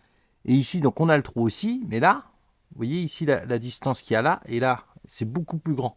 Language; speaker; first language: French; native; French